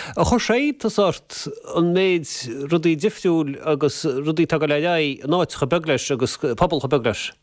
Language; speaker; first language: Irish; native; Irish